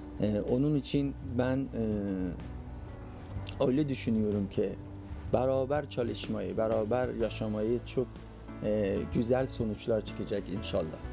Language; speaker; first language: Turkish; non-native, fluent; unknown